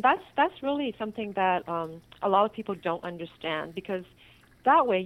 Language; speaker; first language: English; non-native, local second language; Cantonese